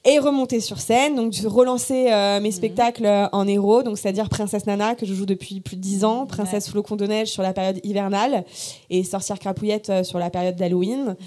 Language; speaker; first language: French; native; French